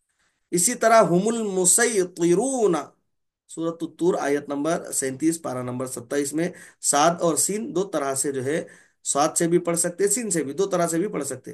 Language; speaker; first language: Urdu; native; Urdu